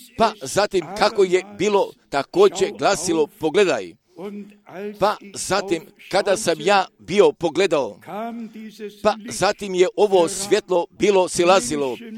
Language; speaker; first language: Croatian; early bilingual, heritage; Croatian